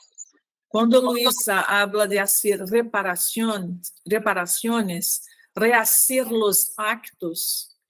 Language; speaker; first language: Spanish; non-native, learner; Portuguese